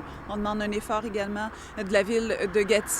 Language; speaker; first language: French; native; French